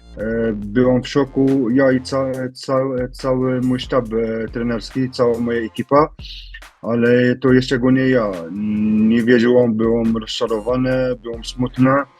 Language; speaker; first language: Polish; non-native, learner; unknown